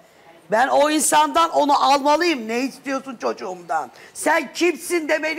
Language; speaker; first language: Turkish; native; Turkish